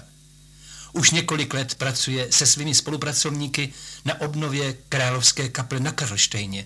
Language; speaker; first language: Czech; native; Czech